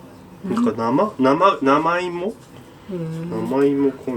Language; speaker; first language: Japanese; native; Japanese